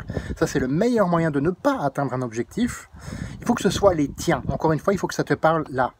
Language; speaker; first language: French; native; French